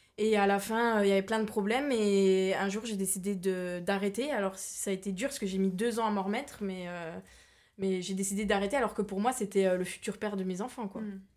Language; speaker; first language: French; native; French